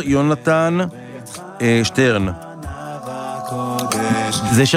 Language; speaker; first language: Hebrew; native; Hebrew